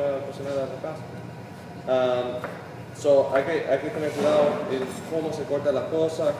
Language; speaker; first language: Spanish; early bilingual, heritage; Spanish